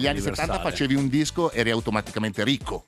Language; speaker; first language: Italian; native; Italian